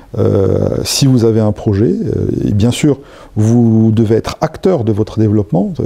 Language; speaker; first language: French; non-native, local second language; Arabic